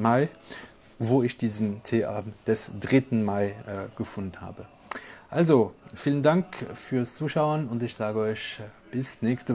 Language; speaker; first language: German; non-native, local second language; French